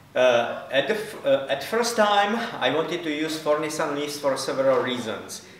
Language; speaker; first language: English; non-native, fluent; Czech